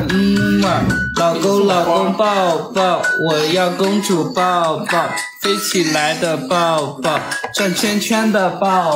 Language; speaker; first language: Chinese; native; Chinese